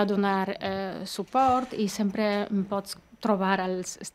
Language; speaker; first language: Catalan; non-native, learner; Polish